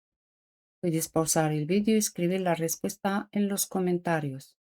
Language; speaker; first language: Spanish; non-native, fluent; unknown